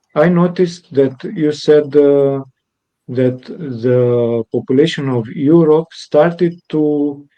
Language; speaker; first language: English; non-native, fluent; Romanian